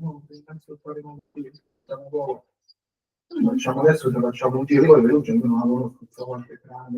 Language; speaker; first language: Italian; non-native, fluent; Portuguese